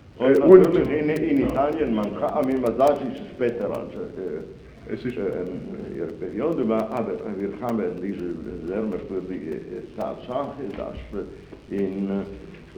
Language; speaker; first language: German; non-native, fluent; Italian